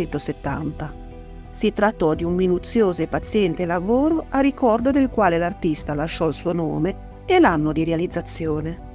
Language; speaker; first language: Italian; native; Italian